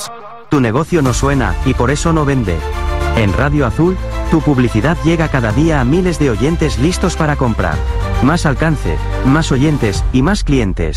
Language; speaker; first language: Spanish; native; Spanish